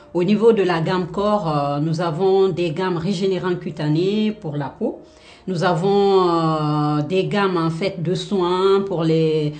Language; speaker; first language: French; non-native, local second language; Fula